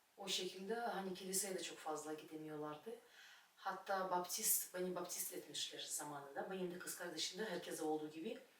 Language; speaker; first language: Turkish; non-native, fluent; Russian